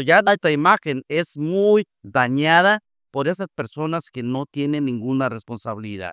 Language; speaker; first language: Spanish; native; Spanish